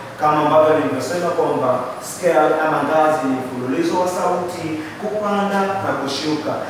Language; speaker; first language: Swahili; native; Swahili